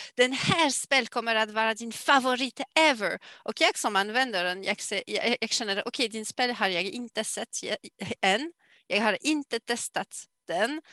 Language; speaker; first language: Swedish; non-native, fluent; French